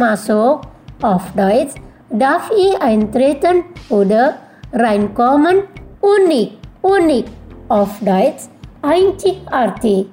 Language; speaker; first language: German; non-native, fluent; Indonesian